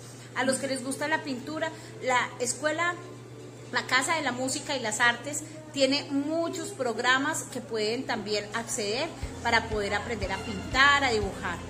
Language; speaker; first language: Spanish; native; Spanish